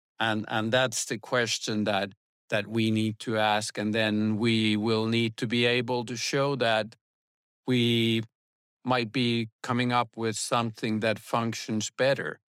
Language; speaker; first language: English; non-native, fluent; Finnish